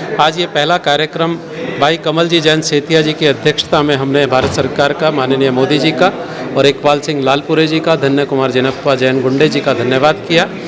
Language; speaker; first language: Hindi; native; Hindi